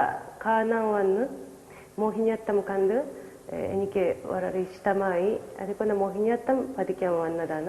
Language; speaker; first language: Malayalam; non-native, learner; Japanese